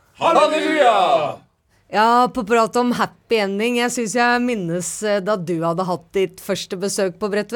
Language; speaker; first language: Norwegian; native; Norwegian